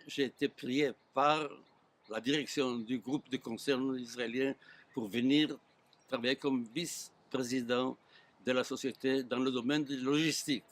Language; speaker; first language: French; non-native, fluent; Hebrew